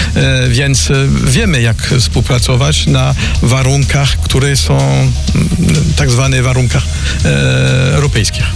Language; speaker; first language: Polish; non-native, fluent; French